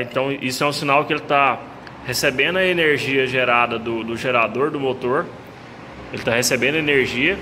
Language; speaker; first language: Portuguese; native; Portuguese